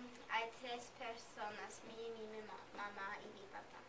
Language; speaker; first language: Spanish; non-native, learner; English